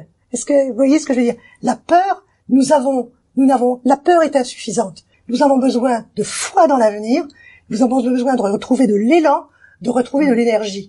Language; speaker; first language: French; native; French